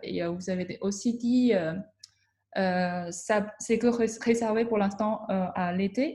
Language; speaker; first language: French; non-native, fluent; Chinese